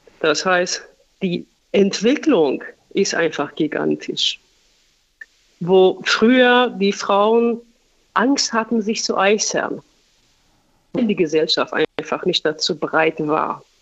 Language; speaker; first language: German; non-native, fluent; Persian